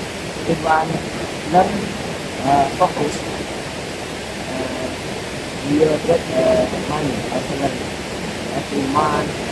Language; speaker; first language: English; non-native, learner; Indonesian